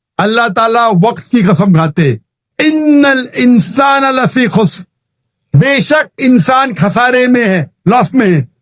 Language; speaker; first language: Urdu; non-native, local second language; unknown